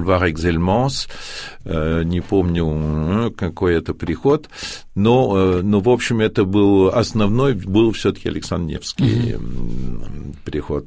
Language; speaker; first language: Russian; early bilingual, heritage; Russian